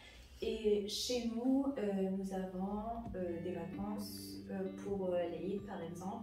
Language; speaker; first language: French; non-native, local second language; Arabic